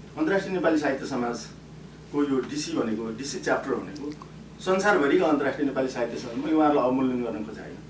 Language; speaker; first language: Nepali; native; Nepali